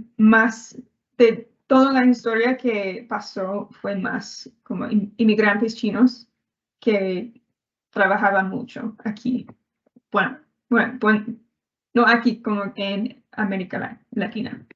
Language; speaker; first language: Spanish; non-native, learner; English